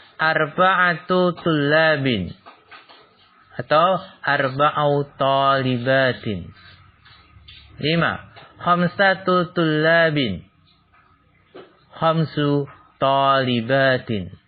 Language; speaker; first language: Arabic; non-native, fluent; Indonesian